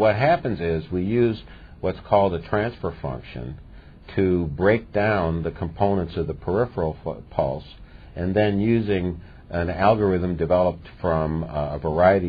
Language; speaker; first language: English; native; English